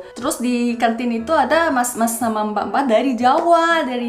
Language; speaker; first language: Indonesian; non-native, fluent; Korean